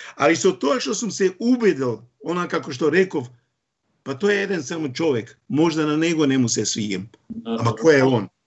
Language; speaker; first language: Macedonian; non-native, local second language; Romany